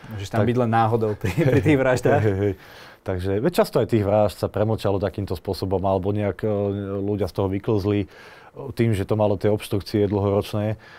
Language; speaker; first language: Slovak; native; Slovak